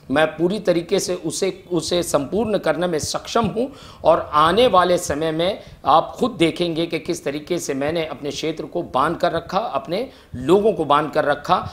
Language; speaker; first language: Hindi; non-native, local second language; Marathi